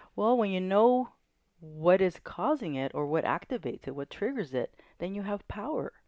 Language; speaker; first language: English; native; English